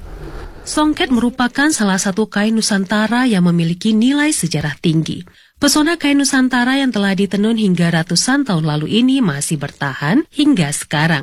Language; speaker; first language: Indonesian; native; Indonesian